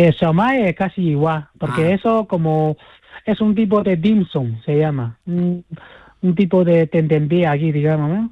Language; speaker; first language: Spanish; non-native, fluent; Chinese